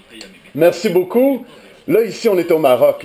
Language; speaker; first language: French; native; French